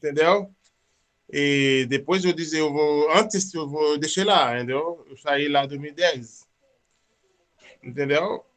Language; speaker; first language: Portuguese; non-native, learner; Haitian Creole